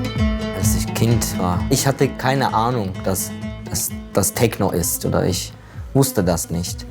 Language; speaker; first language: German; non-native, learner; Turkish